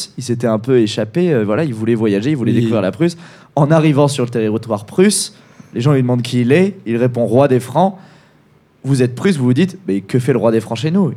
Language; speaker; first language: French; native; French